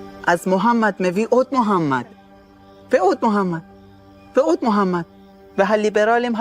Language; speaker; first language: Hebrew; non-native, fluent; Persian